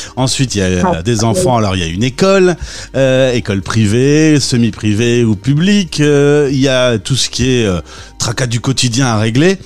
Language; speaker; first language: French; native; French